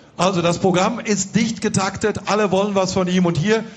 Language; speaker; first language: German; native; German